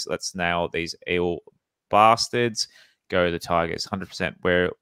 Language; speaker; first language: English; native; English